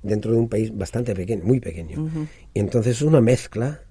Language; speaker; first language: Spanish; early bilingual, other home language; Hebrew